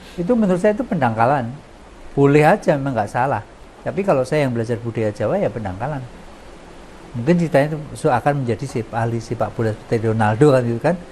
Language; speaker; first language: Indonesian; non-native, local second language; Javanese